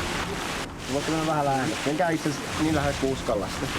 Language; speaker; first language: Finnish; native; Finnish